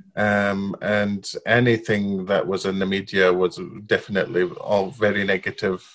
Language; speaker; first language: English; non-native, fluent; Arabic